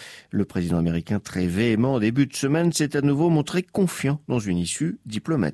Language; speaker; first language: French; native; French